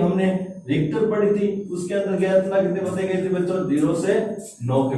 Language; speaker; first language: Hindi; native; Hindi